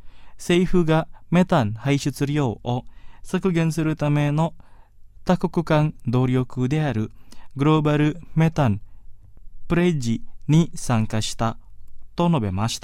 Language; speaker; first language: Japanese; non-native, fluent; Indonesian